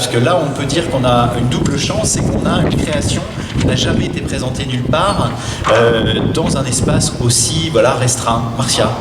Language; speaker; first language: French; native; French